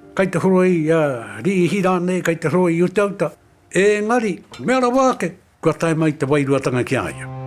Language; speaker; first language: Māori; native; Māori